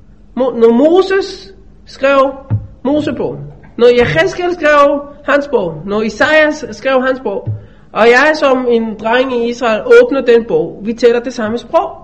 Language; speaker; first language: Danish; non-native, fluent; Hebrew